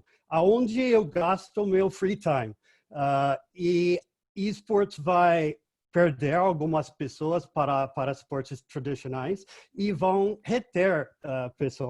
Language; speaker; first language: Portuguese; non-native, fluent; English